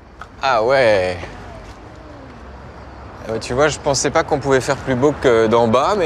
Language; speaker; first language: French; native; French